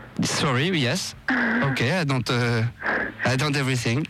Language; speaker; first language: English; non-native, learner; French